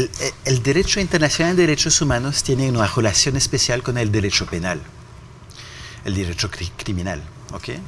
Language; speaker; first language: Spanish; non-native, fluent; French